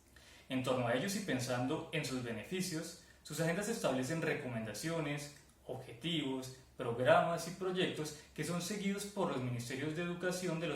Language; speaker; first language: Spanish; native; Spanish